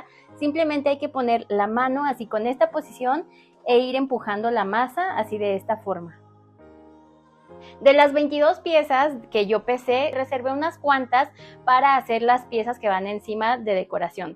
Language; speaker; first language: Spanish; native; Spanish